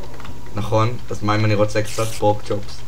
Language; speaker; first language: Hebrew; native; Hebrew